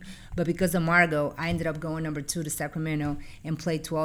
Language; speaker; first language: English; non-native, fluent; Portuguese